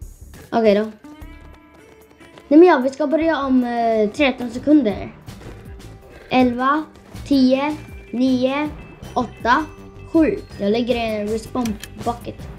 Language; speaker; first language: Swedish; non-native, learner; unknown